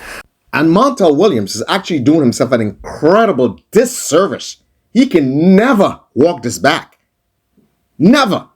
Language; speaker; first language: English; native; English